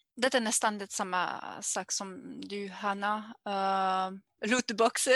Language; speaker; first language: Swedish; non-native, learner; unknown